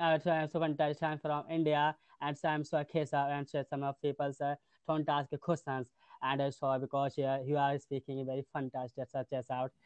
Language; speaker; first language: English; non-native, learner; Hindi